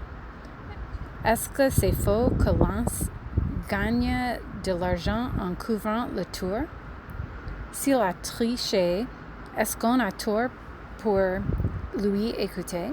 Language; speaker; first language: French; non-native, learner; English